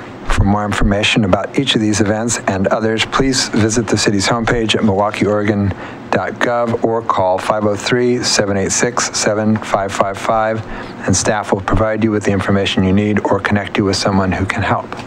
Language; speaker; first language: English; native; English